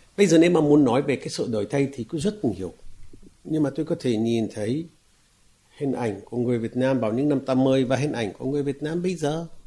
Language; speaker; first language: Vietnamese; non-native, fluent; Arabic